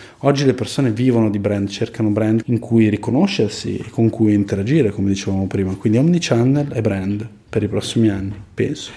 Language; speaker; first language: Italian; native; Italian